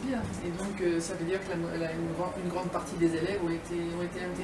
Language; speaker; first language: French; native; French